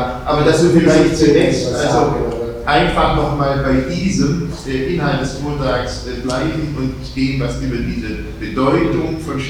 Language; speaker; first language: German; native; German